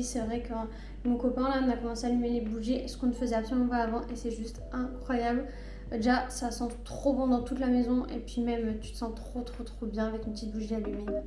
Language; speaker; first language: French; native; French